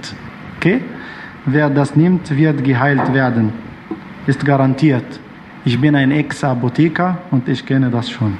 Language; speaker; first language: German; non-native, fluent; Arabic